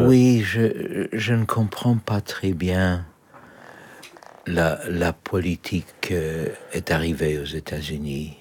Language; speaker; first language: French; non-native, learner; Polish